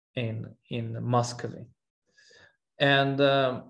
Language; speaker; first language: English; non-native, fluent; Armenian